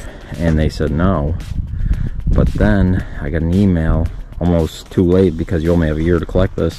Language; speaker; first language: English; native; English